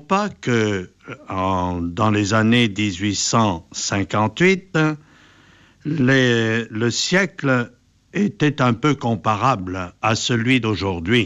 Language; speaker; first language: French; native; French